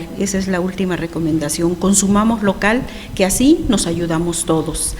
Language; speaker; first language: Spanish; native; Spanish